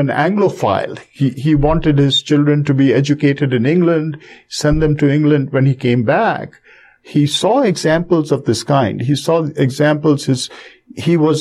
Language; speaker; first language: English; non-native, local second language; Bangla